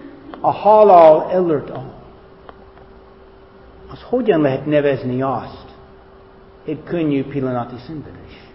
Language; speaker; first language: Hungarian; non-native, fluent; English